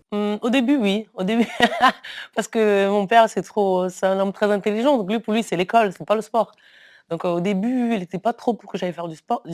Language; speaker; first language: French; early bilingual, other home language; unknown